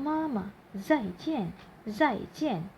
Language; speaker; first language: Chinese; non-native, fluent; Malay